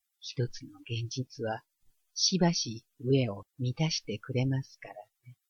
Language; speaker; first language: Japanese; native; Japanese